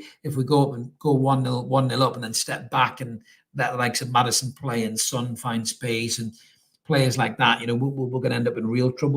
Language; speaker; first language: English; native; English